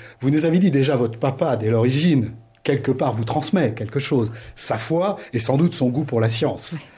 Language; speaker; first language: French; native; French